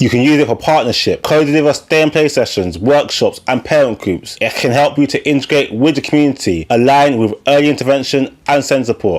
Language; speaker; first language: English; native; English